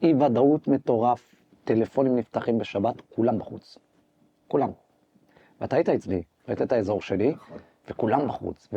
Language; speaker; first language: Hebrew; native; Hebrew